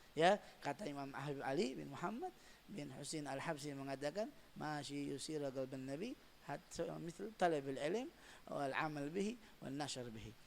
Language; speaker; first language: Indonesian; native; Indonesian